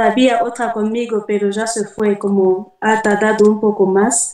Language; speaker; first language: Spanish; non-native, fluent; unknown